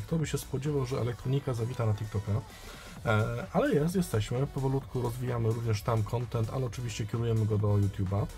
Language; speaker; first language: Polish; native; Polish